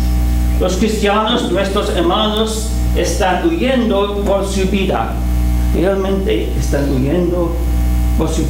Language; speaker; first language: Spanish; non-native, fluent; English